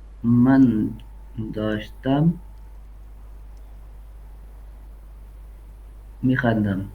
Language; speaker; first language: Persian; non-native, learner; Urdu